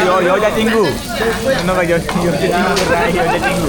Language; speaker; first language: Korean; non-native, learner; Sinhala